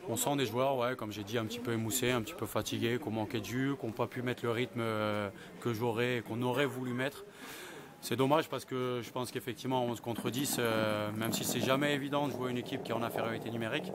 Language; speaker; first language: French; native; French